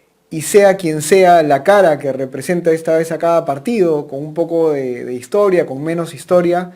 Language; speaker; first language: Spanish; native; Spanish